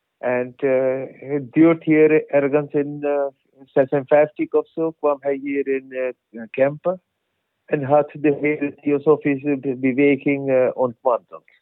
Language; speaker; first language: Dutch; non-native, learner; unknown